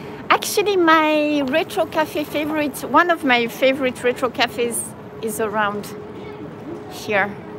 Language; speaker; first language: English; non-native, fluent; French